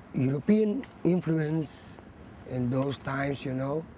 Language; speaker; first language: English; non-native, fluent; Papiamento